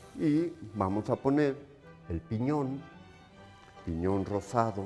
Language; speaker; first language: Spanish; native; Spanish